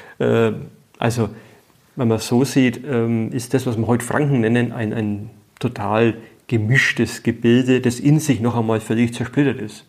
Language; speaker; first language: German; native; German